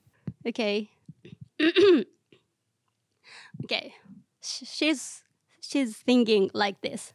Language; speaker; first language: English; non-native, learner; Japanese